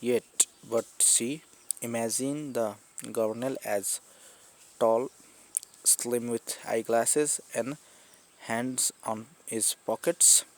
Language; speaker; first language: English; non-native, local second language; Nepali